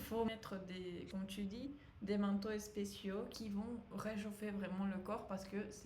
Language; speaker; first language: French; non-native, fluent; Spanish